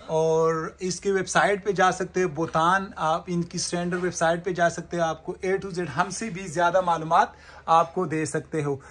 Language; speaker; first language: Urdu; non-native, local second language; Pashto